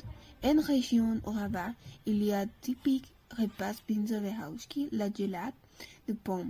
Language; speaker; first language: French; non-native, learner; Slovak